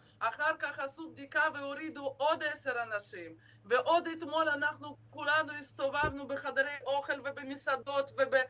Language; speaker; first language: Hebrew; non-native, fluent; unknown